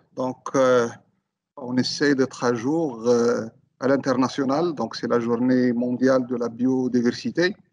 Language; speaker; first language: French; non-native, local second language; Arabic